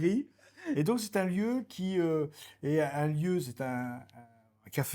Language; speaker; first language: French; native; French